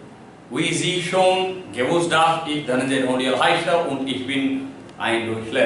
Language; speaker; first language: German; non-native, learner; Hindi